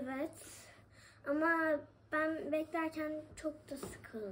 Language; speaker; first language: Turkish; early bilingual, other home language; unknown